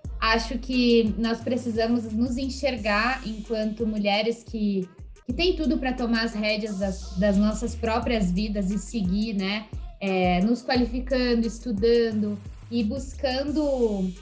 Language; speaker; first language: Portuguese; native; Portuguese